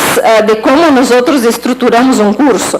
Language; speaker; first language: Spanish; non-native, learner; Portuguese